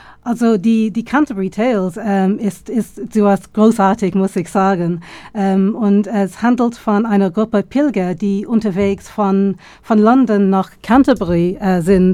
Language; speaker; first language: German; non-native, fluent; English